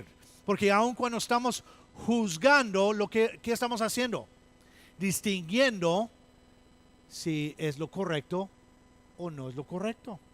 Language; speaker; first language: Spanish; non-native, fluent; English